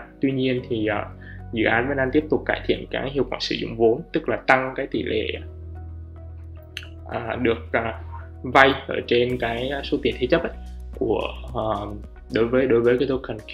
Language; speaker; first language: Vietnamese; native; Vietnamese